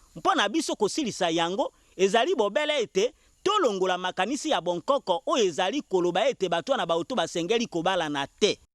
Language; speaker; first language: Lingala; non-native, local second language; Mongo